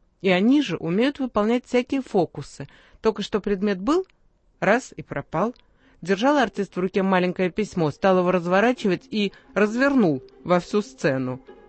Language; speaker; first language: Russian; native; Russian